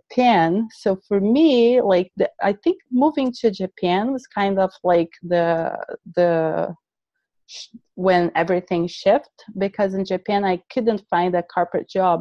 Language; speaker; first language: English; non-native, fluent; Portuguese